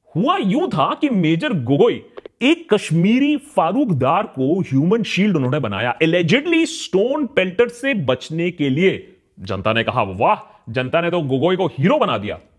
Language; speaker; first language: Hindi; native; Hindi